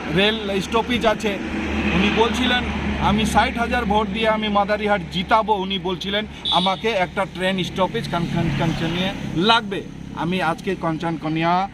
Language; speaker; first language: Bangla; non-native, local second language; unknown